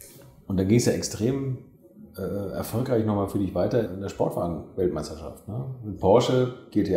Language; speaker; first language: German; native; German